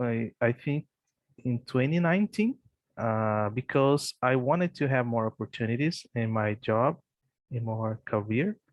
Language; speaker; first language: English; non-native, fluent; Portuguese